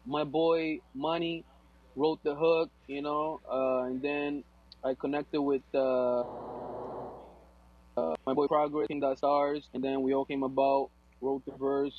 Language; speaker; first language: English; non-native, fluent; Portuguese